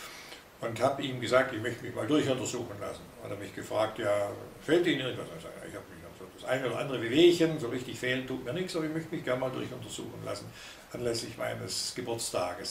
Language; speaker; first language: German; native; German